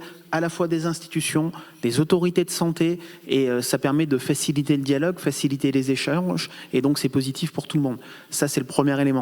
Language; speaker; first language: French; native; French